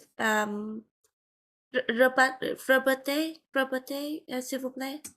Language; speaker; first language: French; non-native, learner; Vietnamese